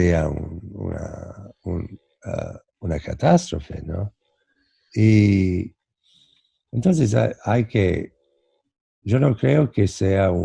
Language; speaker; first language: Spanish; non-native, fluent; English